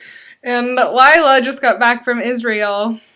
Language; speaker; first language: English; native; English